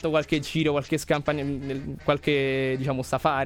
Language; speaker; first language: Italian; native; Italian